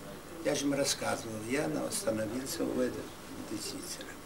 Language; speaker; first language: Russian; non-native, local second language; Yiddish